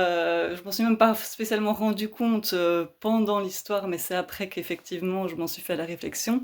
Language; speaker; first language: French; native; French